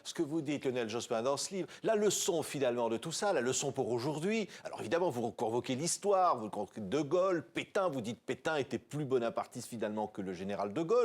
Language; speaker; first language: French; native; French